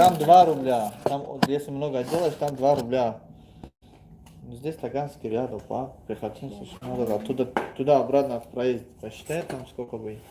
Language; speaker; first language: Russian; non-native, fluent; Tajik